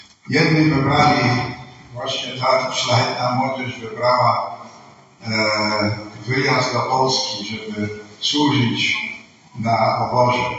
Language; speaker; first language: Polish; non-native, fluent; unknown